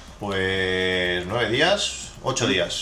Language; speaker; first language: Spanish; native; Spanish